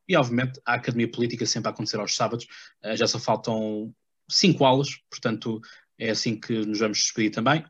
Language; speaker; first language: Portuguese; native; Portuguese